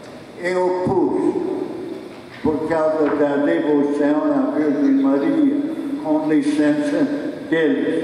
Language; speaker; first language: Portuguese; non-native, fluent; English